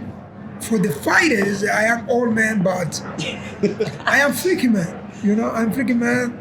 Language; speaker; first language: English; non-native, learner; Spanish